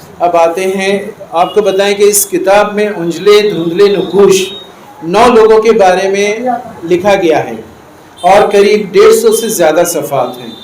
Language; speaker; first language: Urdu; native; Urdu